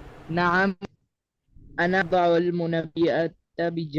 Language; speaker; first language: Arabic; non-native, learner; Urdu